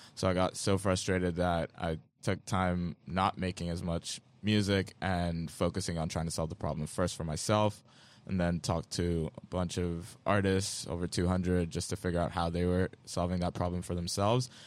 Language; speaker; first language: English; non-native, local second language; Yoruba